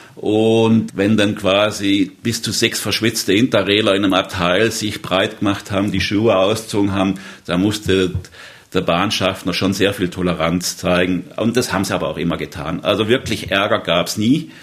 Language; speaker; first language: German; native; German